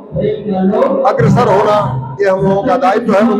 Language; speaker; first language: Hindi; native; Hindi